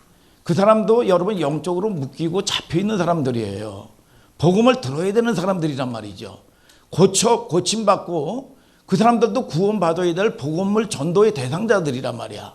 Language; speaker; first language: Korean; native; Korean